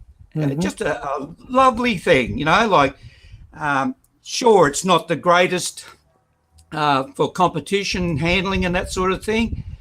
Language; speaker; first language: English; native; English